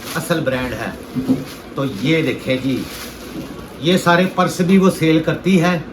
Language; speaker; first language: Urdu; non-native, local second language; Punjabi